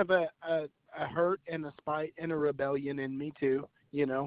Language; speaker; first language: English; native; English